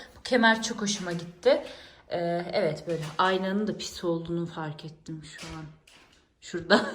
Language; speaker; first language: Turkish; early bilingual, heritage; Turkish